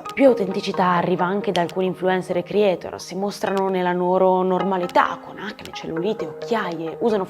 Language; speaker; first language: Italian; native; Italian